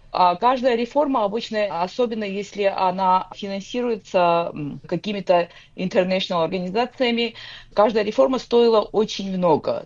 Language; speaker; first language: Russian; non-native, local second language; Georgian